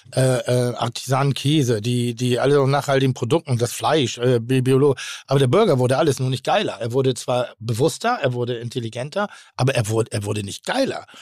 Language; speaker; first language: German; native; German